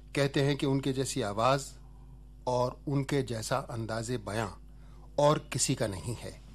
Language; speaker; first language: Hindi; native; Hindi